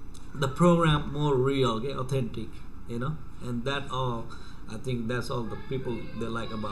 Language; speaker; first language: Nepali; native; Nepali